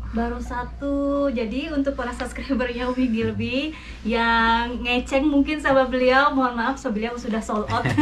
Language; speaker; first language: Indonesian; native; Indonesian